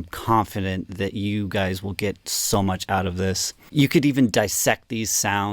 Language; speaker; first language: English; native; English